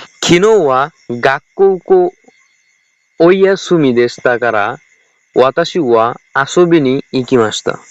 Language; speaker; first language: Japanese; non-native, learner; Bangla